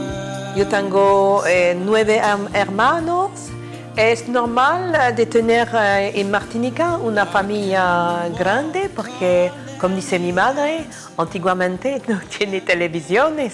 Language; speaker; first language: Spanish; non-native, learner; French